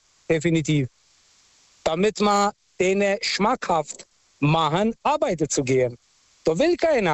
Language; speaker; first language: German; non-native, fluent; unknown